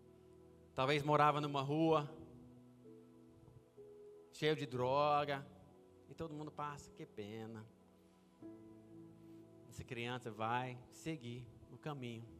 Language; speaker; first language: Portuguese; non-native, fluent; English